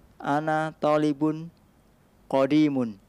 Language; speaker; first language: Arabic; non-native, learner; Indonesian